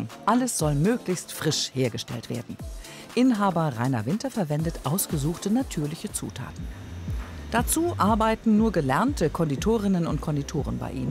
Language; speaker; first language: German; native; German